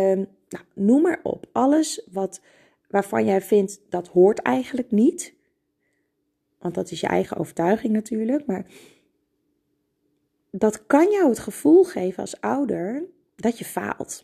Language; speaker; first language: Dutch; native; Dutch